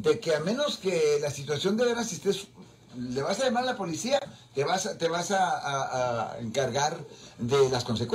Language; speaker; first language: Spanish; native; Spanish